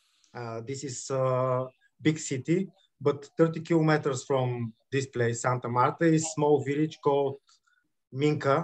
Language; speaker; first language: English; non-native, learner; Bulgarian